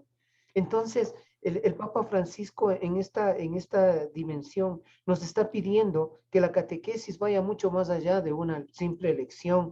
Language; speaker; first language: Spanish; native; Spanish